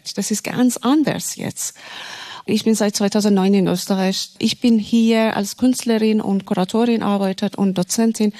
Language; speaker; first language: German; non-native, fluent; Persian